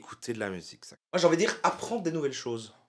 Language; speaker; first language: French; native; French